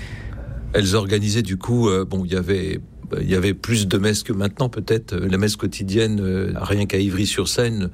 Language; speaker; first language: French; native; French